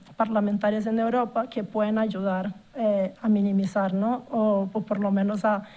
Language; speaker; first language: Spanish; non-native, fluent; Portuguese